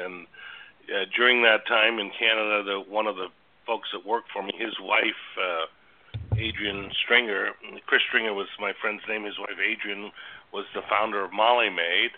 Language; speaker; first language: English; native; English